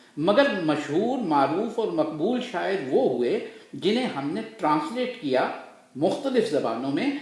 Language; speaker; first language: Urdu; native; Urdu